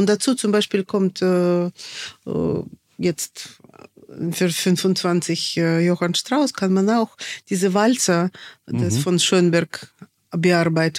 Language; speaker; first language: German; non-native, fluent; Russian